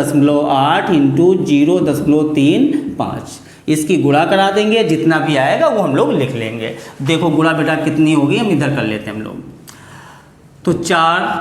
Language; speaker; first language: Hindi; native; Hindi